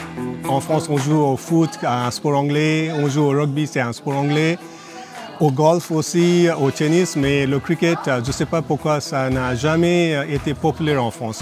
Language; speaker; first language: French; non-native, fluent; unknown